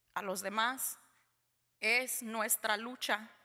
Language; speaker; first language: Spanish; early bilingual, heritage; Spanish